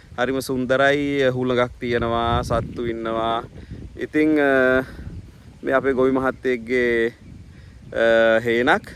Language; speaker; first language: Sinhala; native; Sinhala